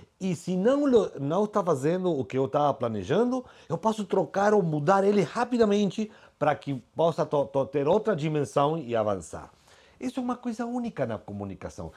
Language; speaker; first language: Portuguese; non-native, fluent; Spanish